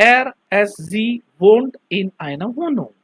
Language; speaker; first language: German; non-native, learner; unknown